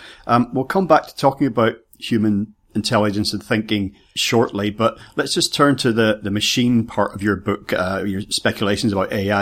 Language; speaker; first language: English; native; English